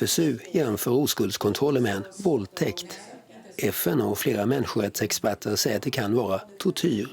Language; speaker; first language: Swedish; native; Swedish